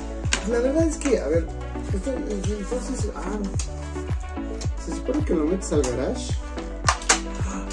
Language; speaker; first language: Spanish; native; Spanish